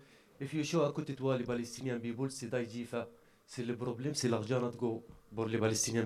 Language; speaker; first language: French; non-native, learner; Arabic